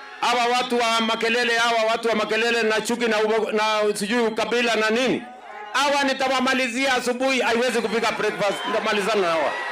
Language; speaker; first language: Swahili; non-native, local second language; Kalenjin